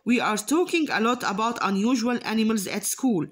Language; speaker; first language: English; non-native, fluent; Arabic